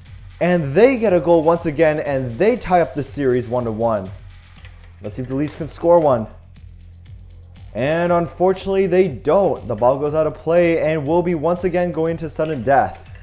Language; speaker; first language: English; native; English